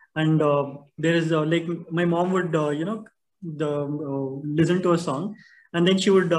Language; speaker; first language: English; non-native, local second language; Tamil